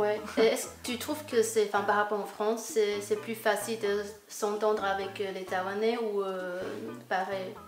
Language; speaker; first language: French; non-native, fluent; Chinese